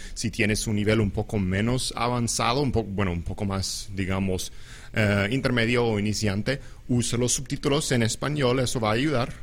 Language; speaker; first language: Spanish; non-native, fluent; English